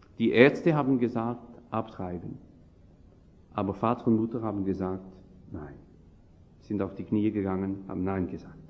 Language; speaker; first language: German; non-native, fluent; French